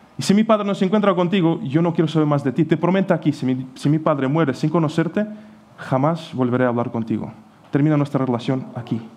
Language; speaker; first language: Spanish; non-native, fluent; Ukrainian